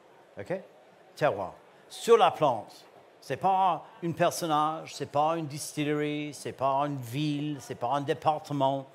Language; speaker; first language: French; non-native, learner; English